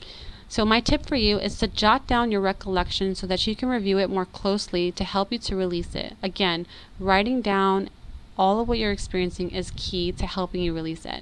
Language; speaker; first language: English; native; English